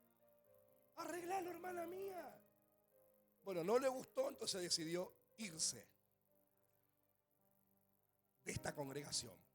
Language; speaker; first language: Spanish; native; Spanish